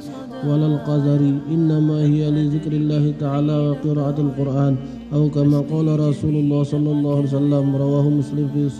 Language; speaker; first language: Arabic; non-native, fluent; Indonesian